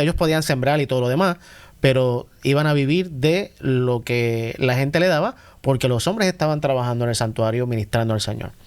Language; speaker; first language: Spanish; native; Spanish